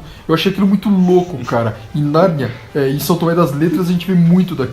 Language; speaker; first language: Portuguese; native; Portuguese